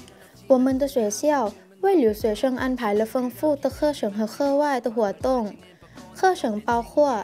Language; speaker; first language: Chinese; non-native, learner; Thai